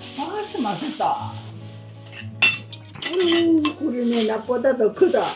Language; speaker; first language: Korean; non-native, learner; Filipino